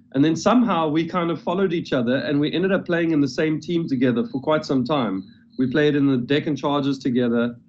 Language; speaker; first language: English; native; English